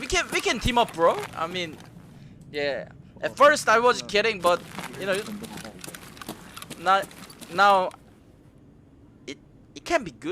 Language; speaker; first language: English; non-native, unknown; Korean